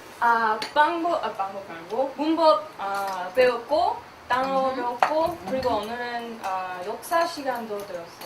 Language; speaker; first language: Korean; non-native, learner; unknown